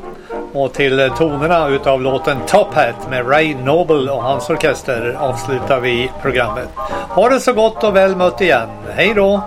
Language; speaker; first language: Swedish; native; Swedish